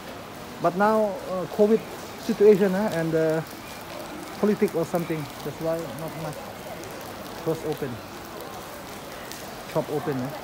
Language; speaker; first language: English; non-native, learner; Thai